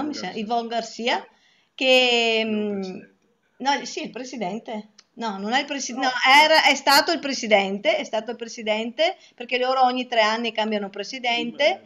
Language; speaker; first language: Italian; native; Italian